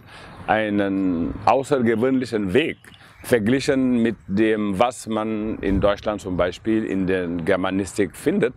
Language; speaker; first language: German; non-native, fluent; Wolof